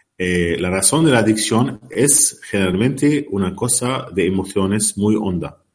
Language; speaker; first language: Spanish; non-native, learner; Arabic